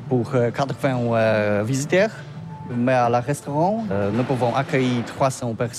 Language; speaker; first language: French; non-native, learner; Polish